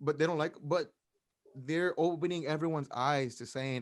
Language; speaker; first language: English; native; English